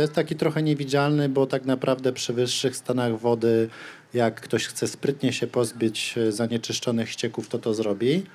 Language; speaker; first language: Polish; native; Polish